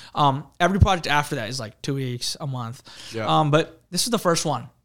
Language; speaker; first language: English; early bilingual, other home language; Urdu